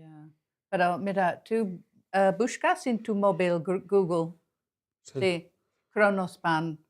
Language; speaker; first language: Spanish; non-native, learner; English